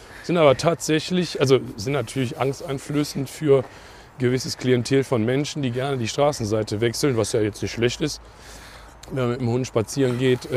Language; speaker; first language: German; native; German